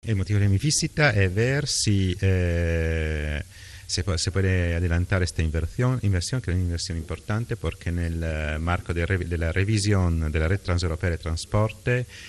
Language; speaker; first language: Spanish; non-native, fluent; Italian